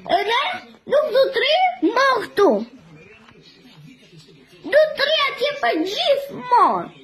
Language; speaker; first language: Albanian; early bilingual, heritage; Albanian